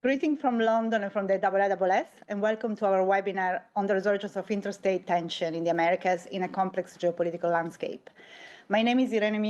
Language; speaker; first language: English; non-native, fluent; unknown